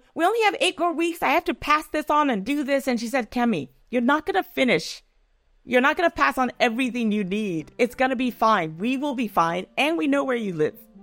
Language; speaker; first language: English; non-native, local second language; Yoruba